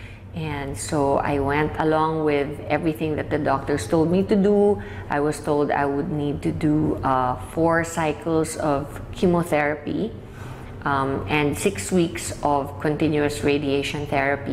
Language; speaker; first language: English; non-native, local second language; Filipino